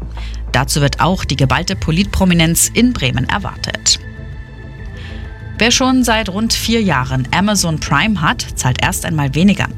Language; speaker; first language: German; native; German